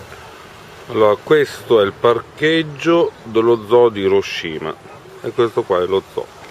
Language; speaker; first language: Italian; native; Italian